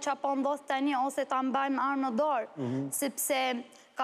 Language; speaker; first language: Albanian; non-native, learner; Arabic